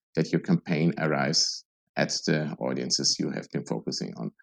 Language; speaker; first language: English; non-native, fluent; German